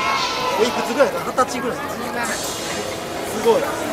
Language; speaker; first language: Japanese; native; Japanese